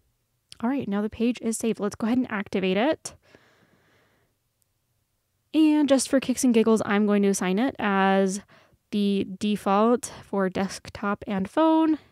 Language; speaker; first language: English; native; English